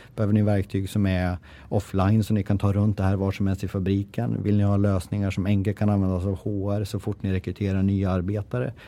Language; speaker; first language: Swedish; native; Swedish